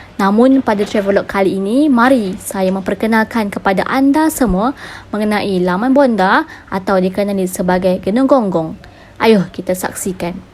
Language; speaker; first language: Malay; native; Malay